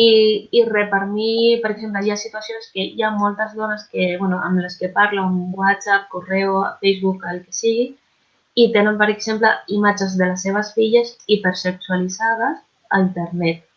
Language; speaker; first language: Catalan; non-native, local second language; Spanish